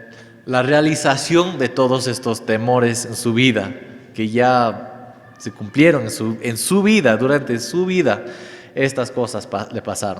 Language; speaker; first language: Spanish; non-native, fluent; English